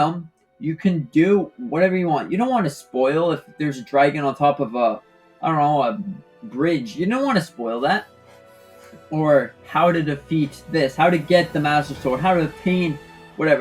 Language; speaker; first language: English; native; English